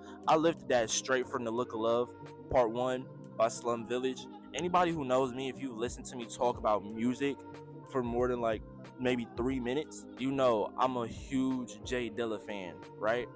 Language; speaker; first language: English; native; English